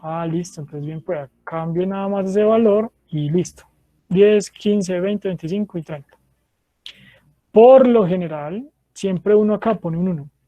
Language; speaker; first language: Spanish; native; Spanish